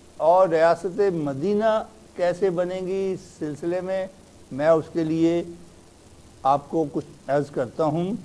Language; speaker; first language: Urdu; native; Urdu